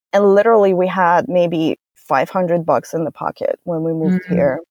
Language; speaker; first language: English; non-native, fluent; Russian